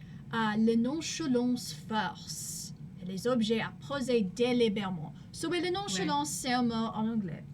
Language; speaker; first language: French; non-native, learner; English